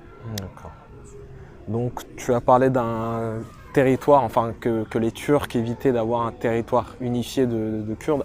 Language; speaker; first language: French; native; French